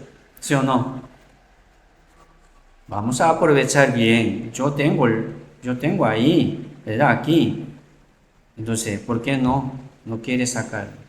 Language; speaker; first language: Spanish; non-native, learner; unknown